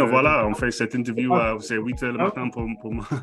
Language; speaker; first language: French; non-native, fluent; English